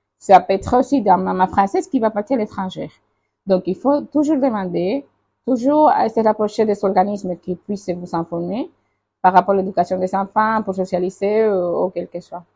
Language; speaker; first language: French; non-native, fluent; Spanish